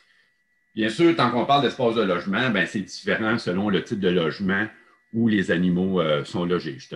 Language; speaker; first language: French; native; French